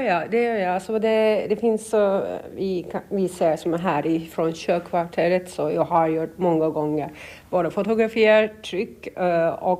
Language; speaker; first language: Swedish; non-native, learner; Turkish